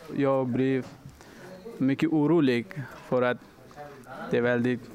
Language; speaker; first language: Swedish; non-native, fluent; Persian